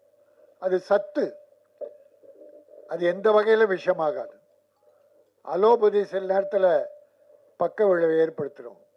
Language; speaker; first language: Tamil; native; Tamil